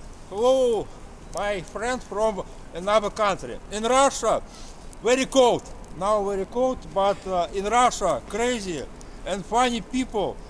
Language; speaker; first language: English; non-native, learner; Russian